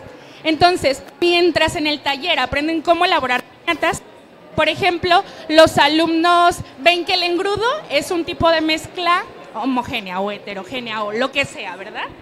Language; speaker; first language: Spanish; native; Spanish